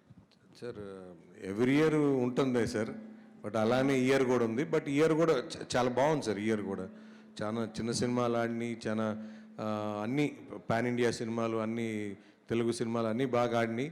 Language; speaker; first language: Telugu; native; Telugu